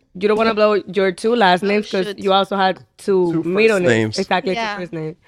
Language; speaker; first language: English; non-native, fluent; Spanish